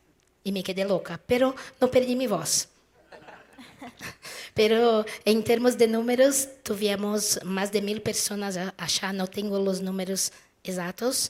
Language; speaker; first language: Spanish; non-native, fluent; Portuguese